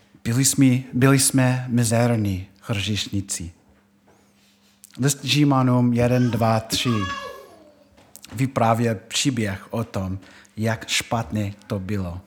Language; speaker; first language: Czech; non-native, fluent; English